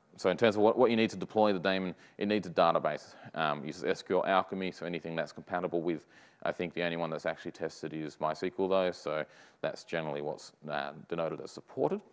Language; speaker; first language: English; native; English